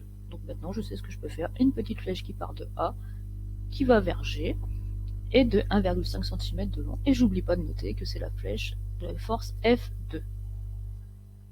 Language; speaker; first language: French; native; French